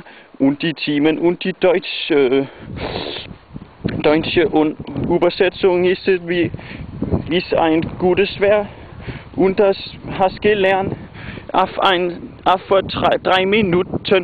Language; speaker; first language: German; non-native, learner; Danish